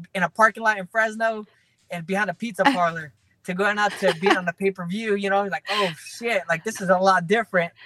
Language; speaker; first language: English; native; English